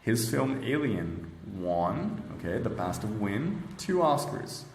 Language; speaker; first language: English; non-native, fluent; Portuguese